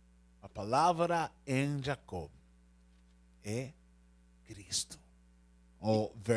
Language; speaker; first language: Portuguese; non-native, learner; Spanish